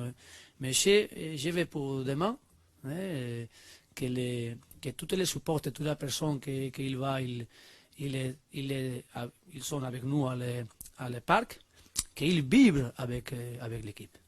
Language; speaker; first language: French; non-native, learner; Spanish